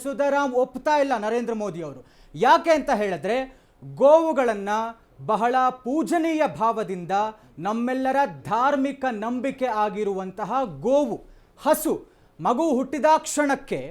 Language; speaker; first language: Kannada; native; Kannada